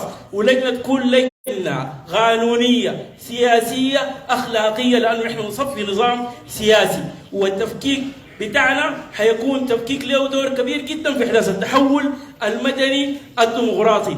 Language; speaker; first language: Arabic; native; Arabic